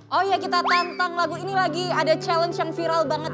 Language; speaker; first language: Indonesian; native; Indonesian